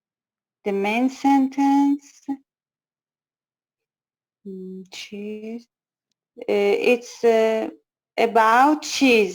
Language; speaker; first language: English; non-native, learner; Persian